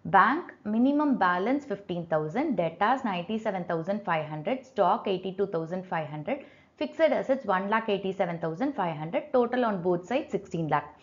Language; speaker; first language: English; non-native, local second language; Tamil